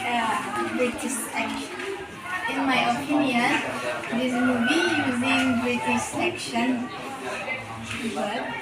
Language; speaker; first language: English; non-native, learner; Indonesian